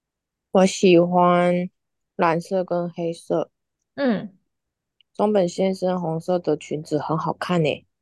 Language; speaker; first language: Chinese; non-native, learner; Japanese